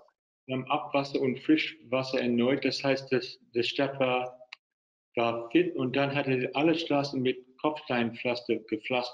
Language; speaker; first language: German; non-native, fluent; English